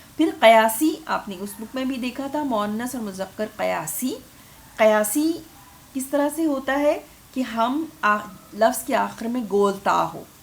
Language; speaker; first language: Urdu; native; Urdu